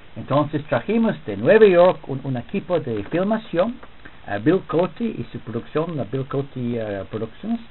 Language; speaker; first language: Spanish; non-native, fluent; English